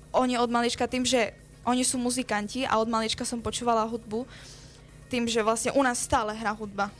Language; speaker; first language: Slovak; early bilingual, other home language; Spanish